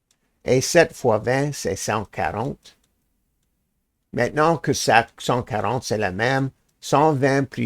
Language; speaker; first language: French; non-native, learner; English